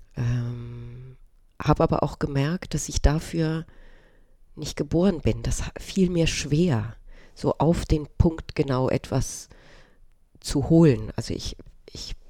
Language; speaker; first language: German; early bilingual, other home language; Romanian